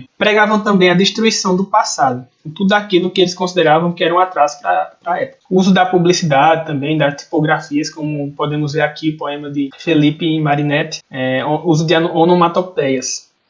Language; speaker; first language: Portuguese; native; Portuguese